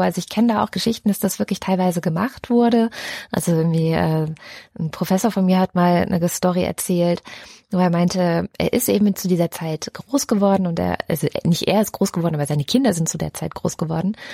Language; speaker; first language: German; native; German